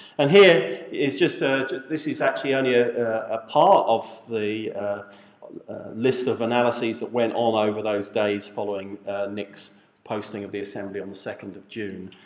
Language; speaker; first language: English; native; English